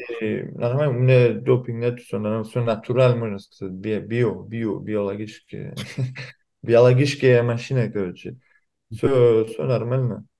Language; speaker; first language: Russian; early bilingual, heritage; Kumyk